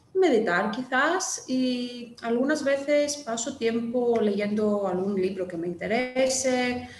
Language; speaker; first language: Spanish; non-native, fluent; Greek